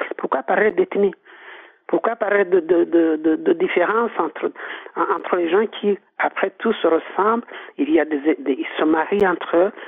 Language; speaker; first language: French; non-native, local second language; Kinyarwanda